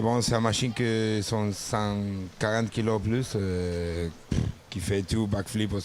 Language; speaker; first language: French; non-native, learner; Spanish